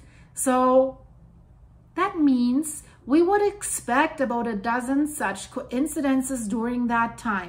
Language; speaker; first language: English; non-native, fluent; German